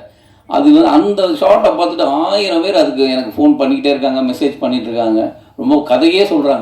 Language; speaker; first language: Tamil; native; Tamil